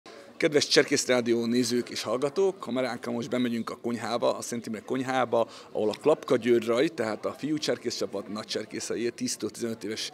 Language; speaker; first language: Hungarian; native; Hungarian